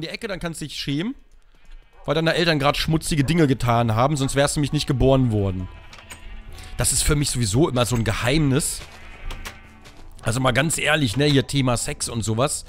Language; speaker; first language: German; native; German